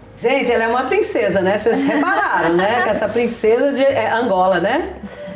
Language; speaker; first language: Portuguese; native; Portuguese